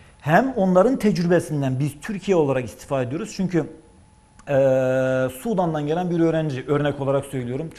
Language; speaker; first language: Turkish; native; Turkish